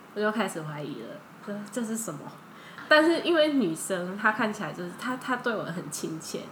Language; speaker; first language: Chinese; early bilingual, heritage; Chinese